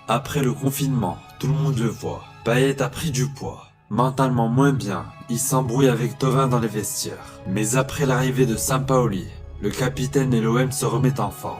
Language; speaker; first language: French; native; French